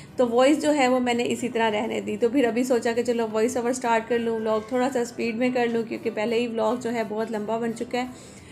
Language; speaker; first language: Urdu; native; Urdu